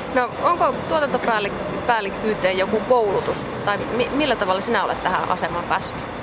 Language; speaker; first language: Finnish; native; Finnish